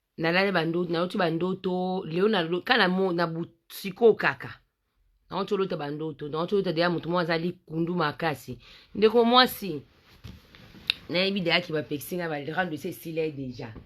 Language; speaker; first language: Lingala; native; Lingala